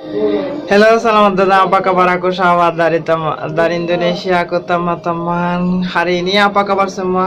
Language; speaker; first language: Indonesian; non-native, learner; Bangla